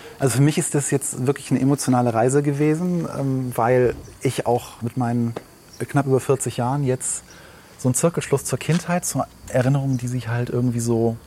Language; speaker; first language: German; early bilingual, other home language; Slovenian